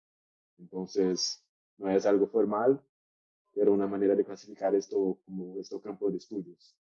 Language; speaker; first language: Spanish; non-native, learner; Portuguese